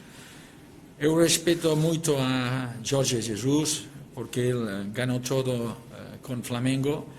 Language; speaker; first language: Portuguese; non-native, learner; Spanish